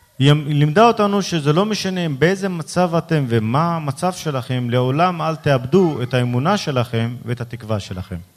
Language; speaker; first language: Hebrew; early bilingual, other home language; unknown